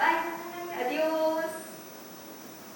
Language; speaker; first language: Japanese; non-native, learner; Spanish